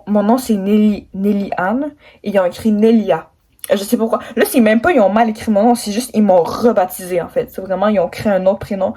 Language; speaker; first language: French; native; French